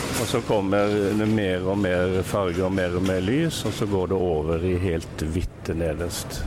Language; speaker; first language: Norwegian; native; Norwegian